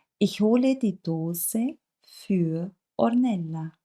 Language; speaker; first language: German; non-native, fluent; Turkish